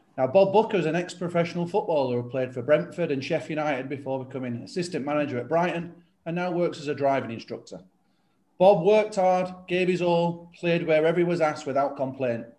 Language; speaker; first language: English; native; English